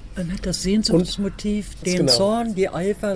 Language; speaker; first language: German; native; German